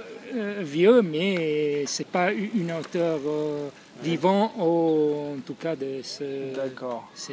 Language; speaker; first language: French; non-native, fluent; Italian